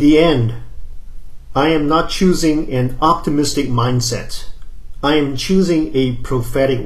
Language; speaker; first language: English; non-native, local second language; Cantonese